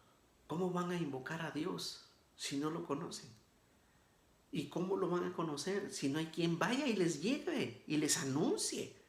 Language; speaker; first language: Spanish; native; Spanish